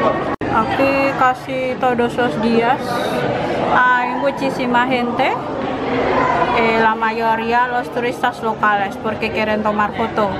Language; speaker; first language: Spanish; non-native, learner; Indonesian